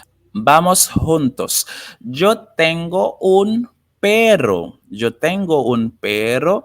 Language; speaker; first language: Spanish; non-native, fluent; Haitian Creole